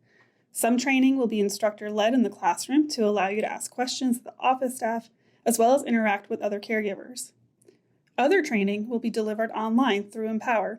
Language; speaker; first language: English; native; English